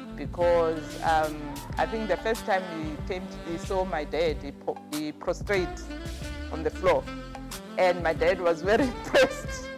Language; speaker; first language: English; non-native, local second language; Venda